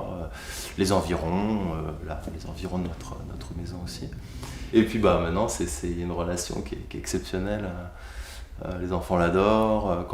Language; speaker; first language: French; native; French